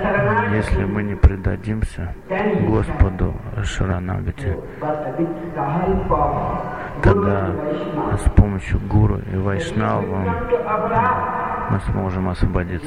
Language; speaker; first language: Russian; non-native, fluent; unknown